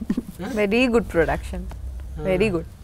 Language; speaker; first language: Telugu; non-native, learner; Bangla